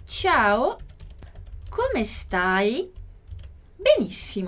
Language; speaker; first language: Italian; non-native, fluent; Portuguese